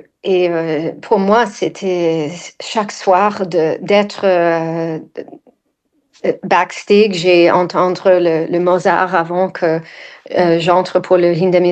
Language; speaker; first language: French; non-native, fluent; English